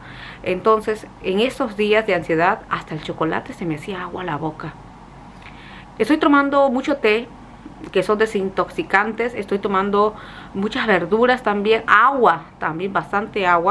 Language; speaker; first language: Spanish; native; Spanish